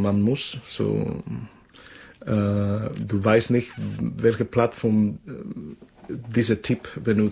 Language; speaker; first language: German; non-native, fluent; Spanish